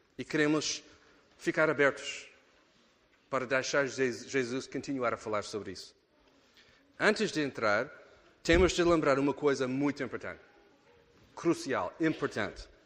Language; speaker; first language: Portuguese; non-native, fluent; English